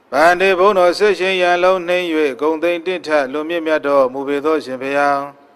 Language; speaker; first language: Burmese; native; Burmese